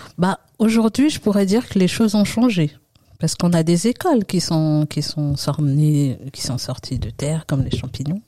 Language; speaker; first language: French; early bilingual, other home language; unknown